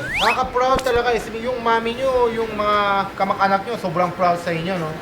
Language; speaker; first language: Filipino; non-native, fluent; Korean